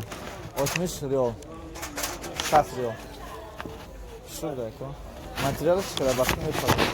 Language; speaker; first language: Turkish; non-native, learner; Tajik